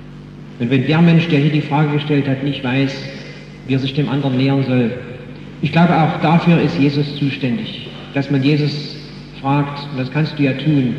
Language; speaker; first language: German; native; German